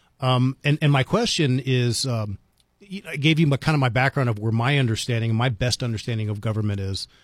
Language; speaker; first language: English; native; English